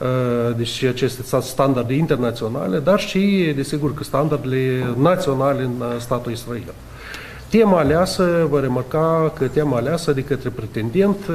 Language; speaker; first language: Romanian; native; Romanian